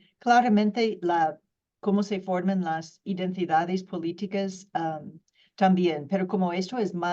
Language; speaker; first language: Spanish; non-native, fluent; English